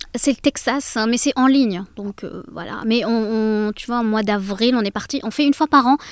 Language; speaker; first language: French; native; French